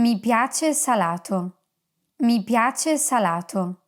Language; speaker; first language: Italian; non-native, fluent; English